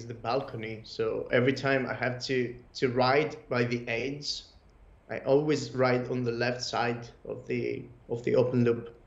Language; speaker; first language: English; non-native, fluent; Greek